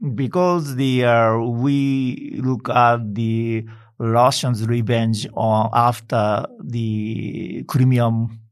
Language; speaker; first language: English; non-native, learner; Japanese